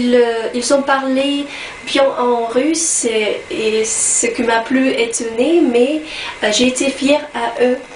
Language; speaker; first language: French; non-native, learner; Russian